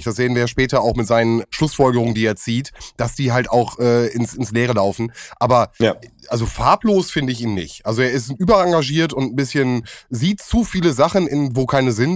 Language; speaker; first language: German; native; German